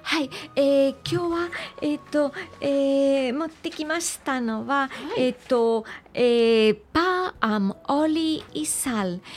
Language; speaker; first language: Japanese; non-native, fluent; Catalan